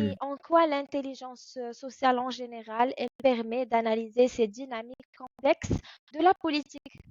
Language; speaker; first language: French; non-native, fluent; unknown